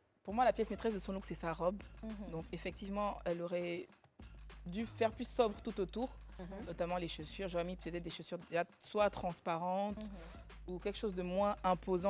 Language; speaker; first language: French; non-native, local second language; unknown